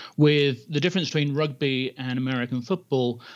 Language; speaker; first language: English; native; English